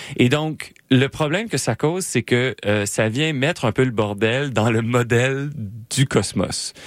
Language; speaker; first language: French; native; French